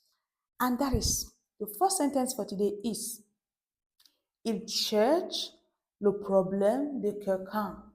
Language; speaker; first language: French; non-native, fluent; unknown